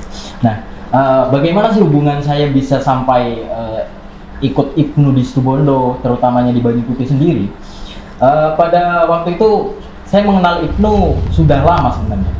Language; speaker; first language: Indonesian; non-native, local second language; Javanese